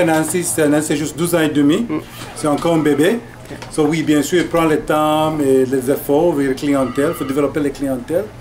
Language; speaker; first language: French; non-native, fluent; English